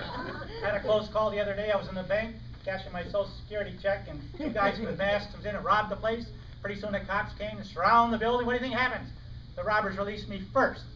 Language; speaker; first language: English; native; English